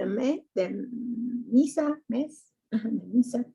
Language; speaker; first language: English; non-native, learner; Spanish